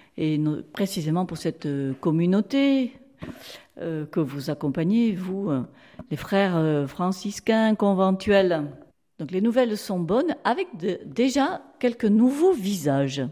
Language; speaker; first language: French; native; French